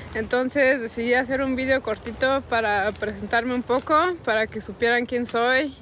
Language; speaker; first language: Spanish; early bilingual, heritage; Spanish